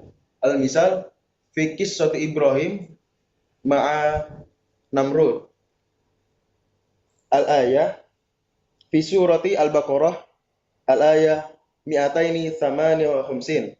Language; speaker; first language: Arabic; non-native, fluent; Indonesian